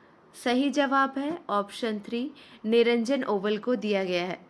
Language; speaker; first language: Hindi; native; Hindi